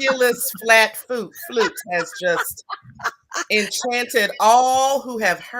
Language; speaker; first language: English; native; English